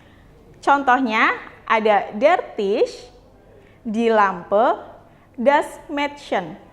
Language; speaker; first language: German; non-native, fluent; Indonesian